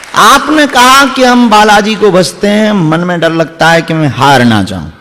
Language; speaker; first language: Hindi; native; Hindi